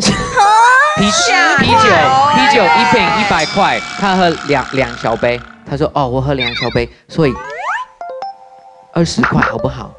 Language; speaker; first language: Chinese; non-native, fluent; English